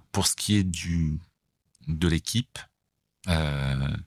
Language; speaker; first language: French; native; French